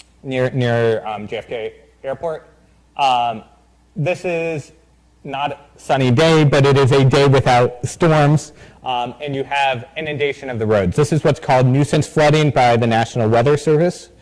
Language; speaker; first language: English; native; English